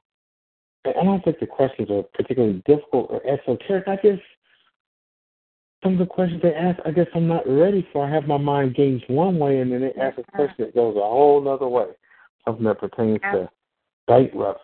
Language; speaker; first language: English; native; English